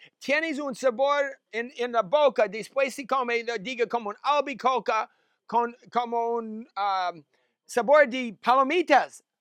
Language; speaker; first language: Spanish; non-native, learner; English